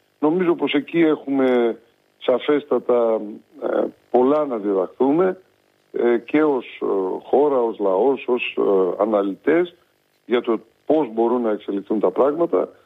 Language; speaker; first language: Greek; early bilingual, heritage; Greek